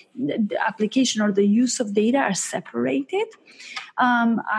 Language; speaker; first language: English; early bilingual, other home language; Albanian